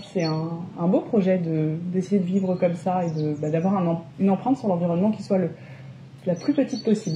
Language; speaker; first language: French; native; French